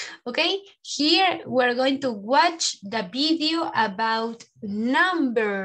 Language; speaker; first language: English; non-native, learner; Spanish